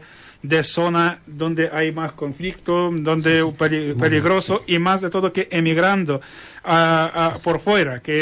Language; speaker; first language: Spanish; non-native, learner; Ukrainian